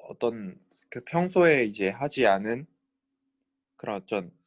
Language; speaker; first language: Korean; native; Korean